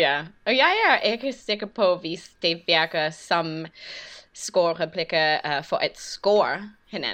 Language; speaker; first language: Danish; non-native, learner; English